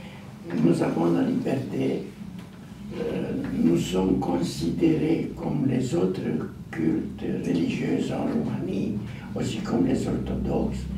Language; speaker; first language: French; non-native, learner; Romanian